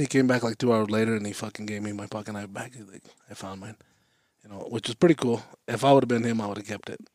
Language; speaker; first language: English; early bilingual, other home language; Spanish